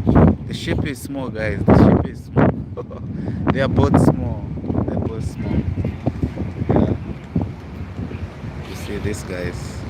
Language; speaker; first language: English; non-native, local second language; Shona